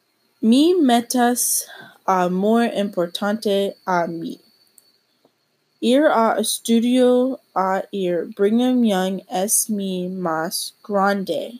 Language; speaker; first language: Spanish; non-native, learner; English